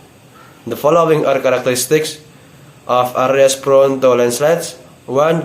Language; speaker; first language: English; non-native, learner; Indonesian